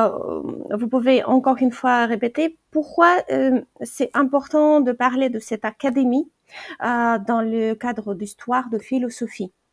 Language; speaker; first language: French; non-native, fluent; Ukrainian